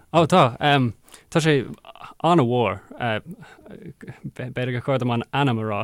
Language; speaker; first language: Irish; non-native, local second language; English